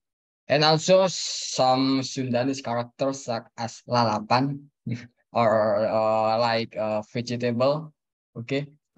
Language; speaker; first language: English; non-native, learner; Indonesian